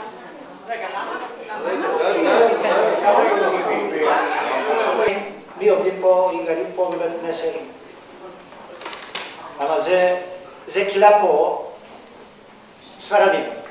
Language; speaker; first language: Hebrew; non-native, learner; Greek